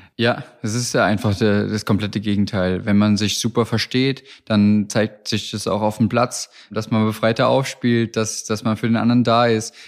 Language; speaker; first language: German; native; German